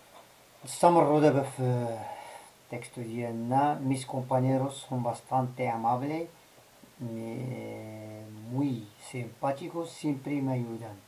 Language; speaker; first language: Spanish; non-native, learner; Arabic